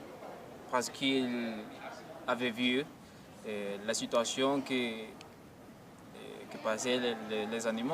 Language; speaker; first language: French; non-native, learner; Spanish